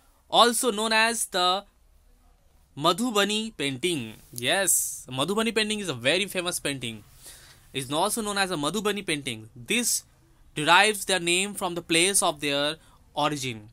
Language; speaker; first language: English; non-native, local second language; Bangla